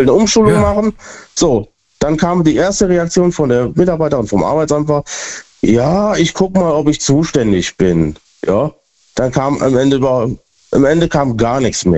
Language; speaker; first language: German; native; German